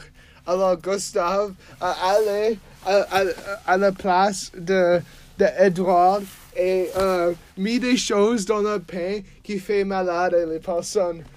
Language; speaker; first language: French; non-native, learner; English